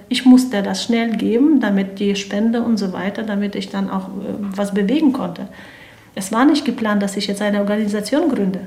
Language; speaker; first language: German; non-native, fluent; Ukrainian